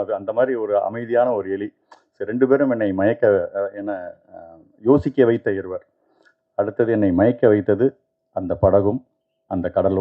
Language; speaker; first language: Tamil; native; Tamil